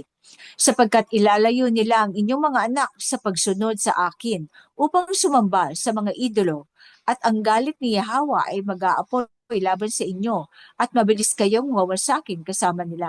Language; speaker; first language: Filipino; native; Filipino